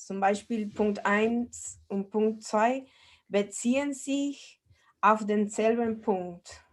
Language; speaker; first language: German; non-native, fluent; Spanish